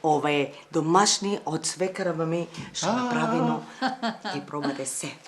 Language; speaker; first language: Macedonian; non-native, learner; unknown